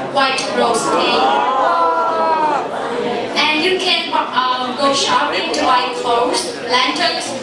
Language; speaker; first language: English; non-native, learner; Vietnamese